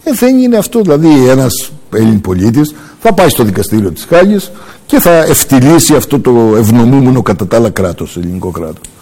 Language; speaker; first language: Greek; early bilingual, heritage; Greek